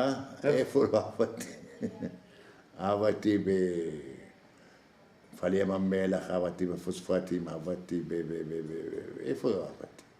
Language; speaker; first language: Hebrew; non-native, fluent; Arabic